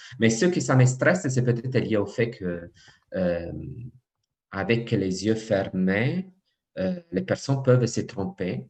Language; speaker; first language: French; non-native, fluent; Italian